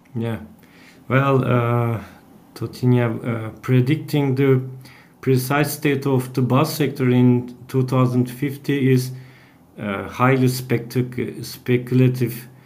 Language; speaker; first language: English; non-native, fluent; Turkish